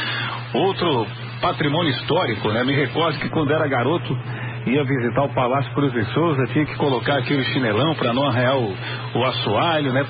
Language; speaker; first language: Portuguese; native; Portuguese